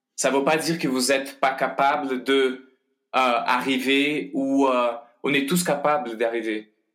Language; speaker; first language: French; non-native, fluent; Portuguese